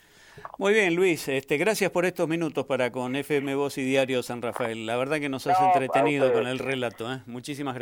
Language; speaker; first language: Spanish; native; Spanish